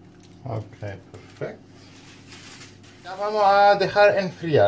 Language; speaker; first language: Spanish; non-native, learner; German